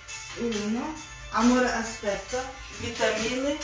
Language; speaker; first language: Italian; non-native, learner; Russian